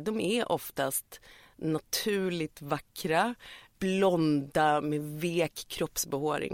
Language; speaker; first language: Swedish; native; Swedish